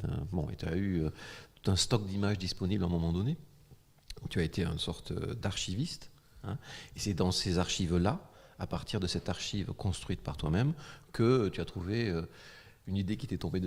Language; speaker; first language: French; native; French